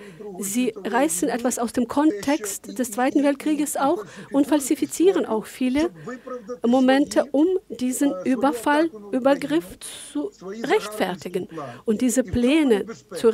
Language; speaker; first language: German; non-native, fluent; Ukrainian